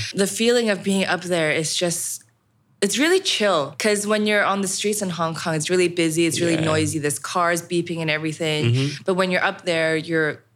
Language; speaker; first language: English; non-native, local second language; Cantonese